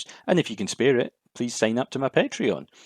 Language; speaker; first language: English; native; English